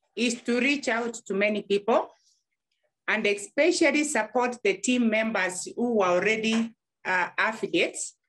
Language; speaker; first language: English; non-native, local second language; Gusii